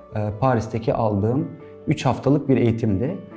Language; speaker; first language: Turkish; non-native, fluent; Arabic